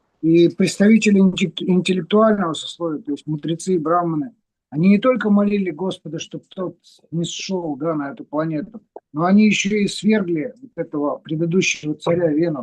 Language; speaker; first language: Russian; native; Russian